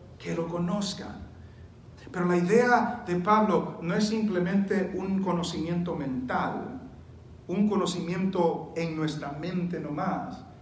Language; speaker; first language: Spanish; early bilingual, heritage; Spanish